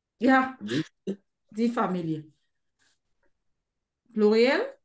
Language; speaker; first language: German; non-native, fluent; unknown